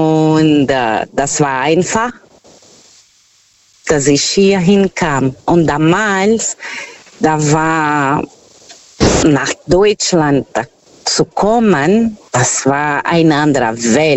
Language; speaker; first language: German; non-native, fluent; Portuguese